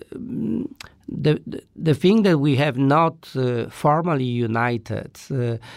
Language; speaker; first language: English; non-native, fluent; Polish